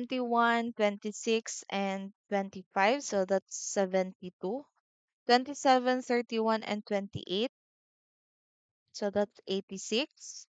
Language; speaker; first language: English; non-native, local second language; Cebuano